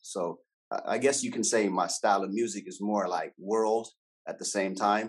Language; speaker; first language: English; native; English